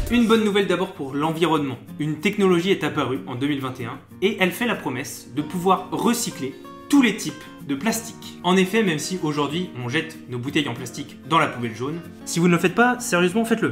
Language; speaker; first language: French; native; French